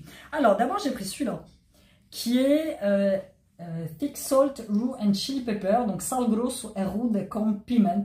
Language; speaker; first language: French; native; French